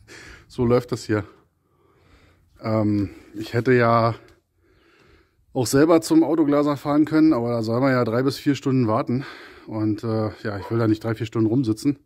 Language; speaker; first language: German; native; German